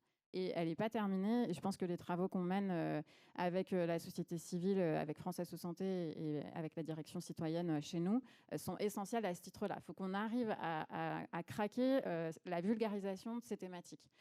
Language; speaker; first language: French; native; French